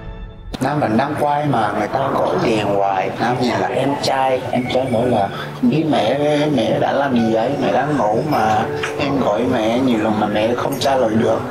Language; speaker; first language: Vietnamese; non-native, learner; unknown